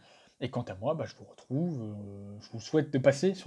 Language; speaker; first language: French; native; French